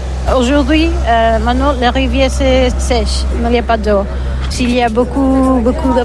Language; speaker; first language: French; non-native, learner; Catalan